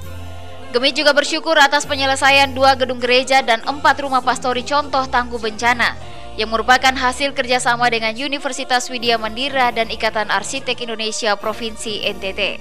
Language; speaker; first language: Indonesian; native; Indonesian